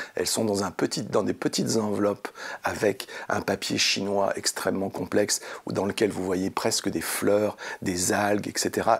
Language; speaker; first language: French; native; French